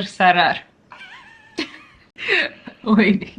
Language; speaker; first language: Amharic; non-native, learner; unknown